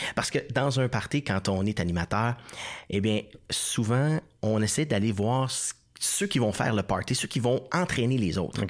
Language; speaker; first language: French; native; French